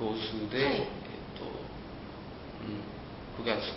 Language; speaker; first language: Japanese; non-native, fluent; Uzbek